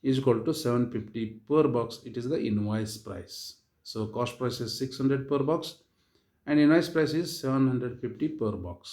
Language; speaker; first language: English; non-native, local second language; Kannada